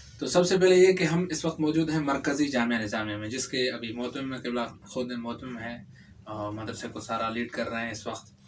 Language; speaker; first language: Urdu; non-native, local second language; Sindhi